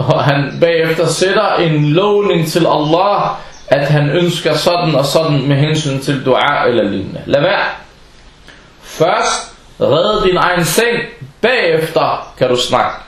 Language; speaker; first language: Danish; early bilingual, other home language; Arabic